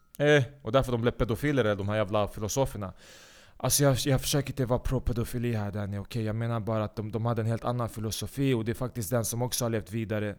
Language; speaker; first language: Swedish; early bilingual, other home language; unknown